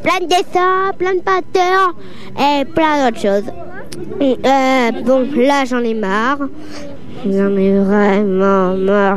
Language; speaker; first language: French; native; French